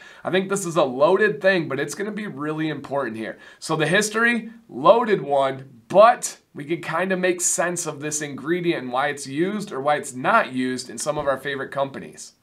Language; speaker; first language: English; native; English